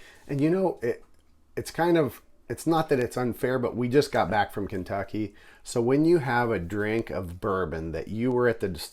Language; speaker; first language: English; native; English